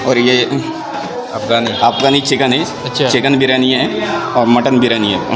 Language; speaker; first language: Hindi; non-native, local second language; Bangla